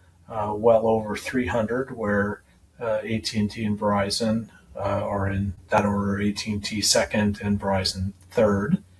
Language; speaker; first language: English; native; English